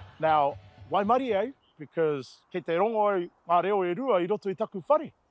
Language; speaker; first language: Māori; non-native, local second language; English